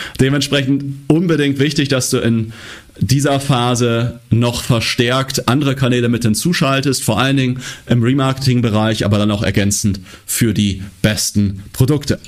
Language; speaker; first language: German; native; German